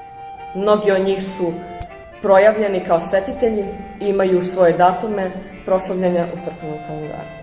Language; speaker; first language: Serbian; native; Serbian